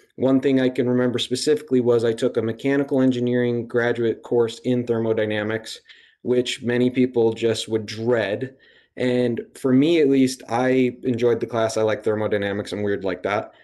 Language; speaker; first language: English; native; English